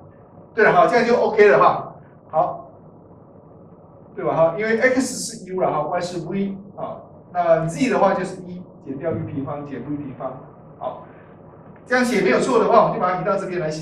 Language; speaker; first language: Chinese; native; Chinese